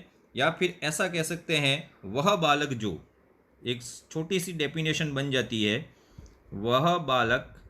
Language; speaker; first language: Hindi; native; Hindi